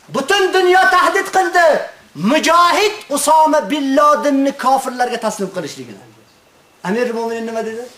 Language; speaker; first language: Uzbek; native; Uzbek